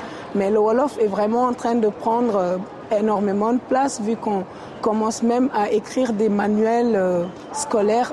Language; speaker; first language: French; non-native, local second language; Wolof